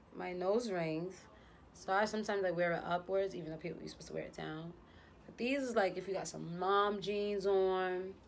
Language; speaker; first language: English; native; English